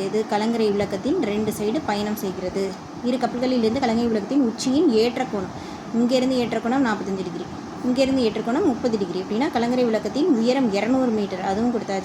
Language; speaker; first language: Tamil; native; Tamil